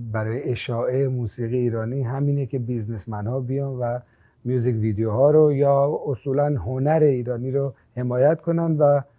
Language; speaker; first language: Persian; non-native, local second language; Armenian